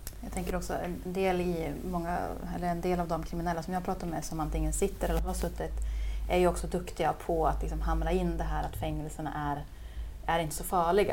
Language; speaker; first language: Swedish; native; Swedish